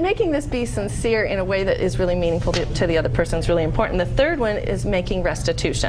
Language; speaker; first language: English; native; English